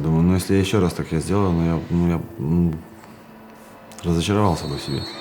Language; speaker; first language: Russian; native; Russian